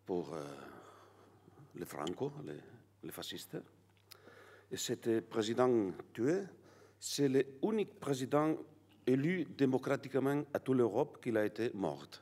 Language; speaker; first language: French; non-native, learner; Catalan